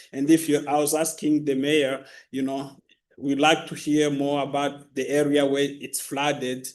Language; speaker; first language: English; non-native, local second language; Kinyarwanda